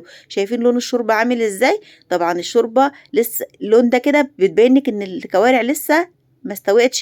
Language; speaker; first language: Arabic; native; Arabic